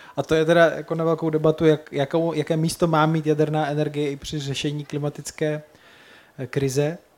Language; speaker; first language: Czech; native; Czech